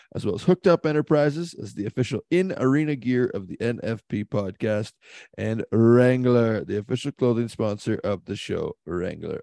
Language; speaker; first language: English; native; English